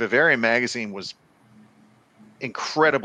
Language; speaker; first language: English; native; English